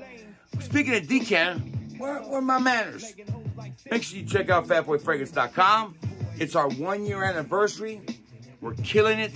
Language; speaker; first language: English; native; English